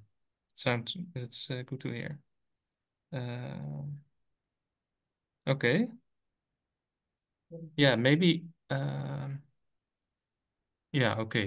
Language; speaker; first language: English; non-native, fluent; Dutch